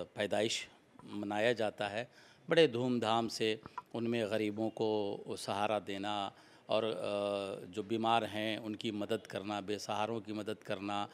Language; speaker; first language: Hindi; native; Hindi